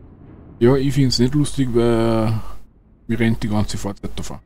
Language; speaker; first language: German; native; German